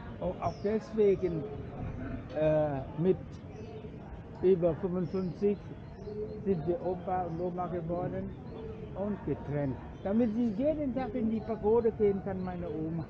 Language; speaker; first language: German; non-native, fluent; Vietnamese